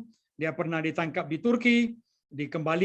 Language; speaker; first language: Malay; non-native, local second language; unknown